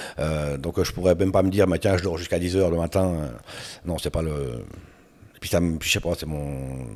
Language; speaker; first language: French; native; French